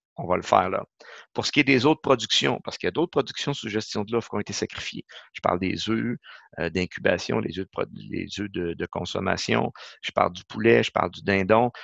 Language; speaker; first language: French; native; French